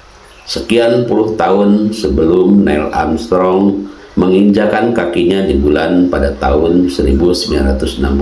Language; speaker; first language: Indonesian; non-native, local second language; Sundanese